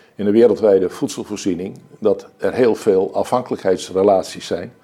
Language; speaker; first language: Dutch; native; Dutch